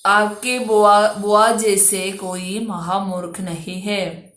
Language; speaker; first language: Hindi; non-native, local second language; Malayalam